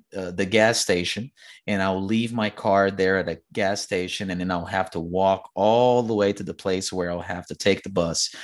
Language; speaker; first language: English; non-native, fluent; Portuguese